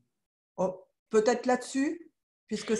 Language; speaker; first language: French; native; French